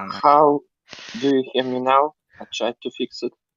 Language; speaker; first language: English; non-native, learner; Russian